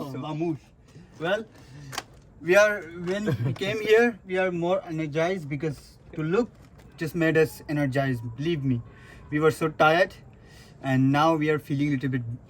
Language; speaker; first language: English; non-native, learner; Hindi